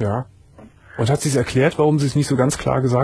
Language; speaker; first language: German; native; German